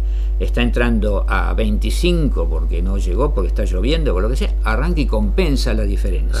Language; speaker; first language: Spanish; native; Spanish